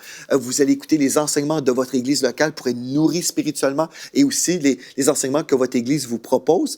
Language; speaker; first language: French; native; French